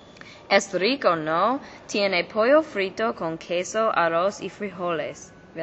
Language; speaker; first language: Spanish; non-native, learner; English